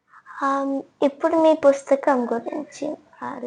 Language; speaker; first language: Telugu; early bilingual, heritage; Telugu